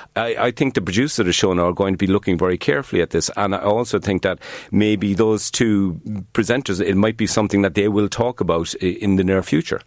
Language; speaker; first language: English; native; English